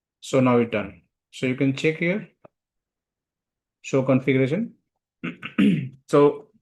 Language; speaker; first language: English; non-native, local second language; Hindi